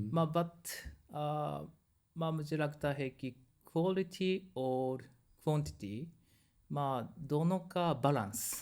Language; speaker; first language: Hindi; non-native, learner; Japanese